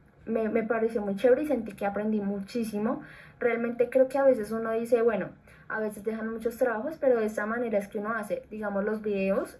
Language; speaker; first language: Spanish; native; Spanish